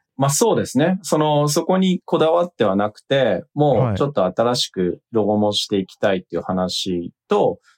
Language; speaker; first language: Japanese; native; Japanese